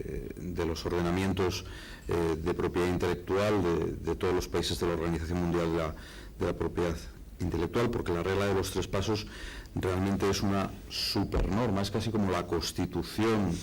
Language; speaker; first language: Spanish; native; Spanish